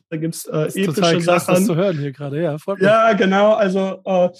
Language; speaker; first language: German; native; German